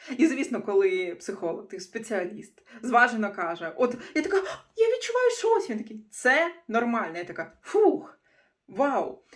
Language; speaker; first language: Ukrainian; non-native, local second language; Russian